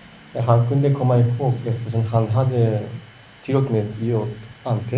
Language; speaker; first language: Swedish; non-native, learner; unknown